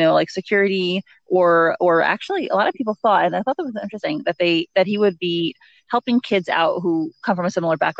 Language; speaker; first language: English; native; English